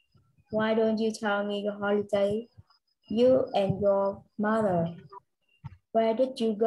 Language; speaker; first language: English; non-native, learner; Vietnamese